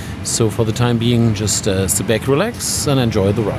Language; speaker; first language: English; non-native, fluent; German